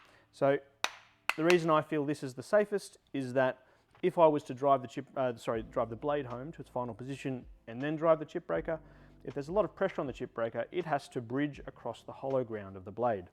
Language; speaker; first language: English; native; English